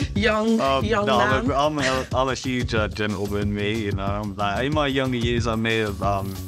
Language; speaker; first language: English; native; English